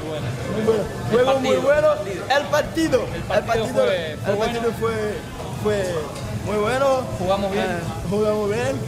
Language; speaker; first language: Spanish; non-native, learner; Portuguese